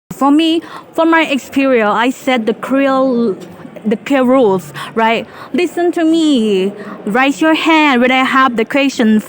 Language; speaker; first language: English; non-native, learner; Thai